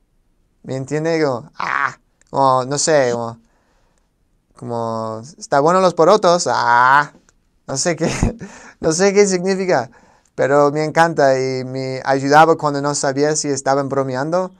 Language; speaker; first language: Spanish; non-native, fluent; English